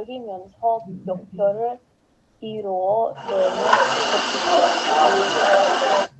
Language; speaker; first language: Korean; non-native, learner; English